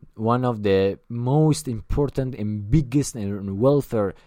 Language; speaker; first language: English; non-native, learner; Italian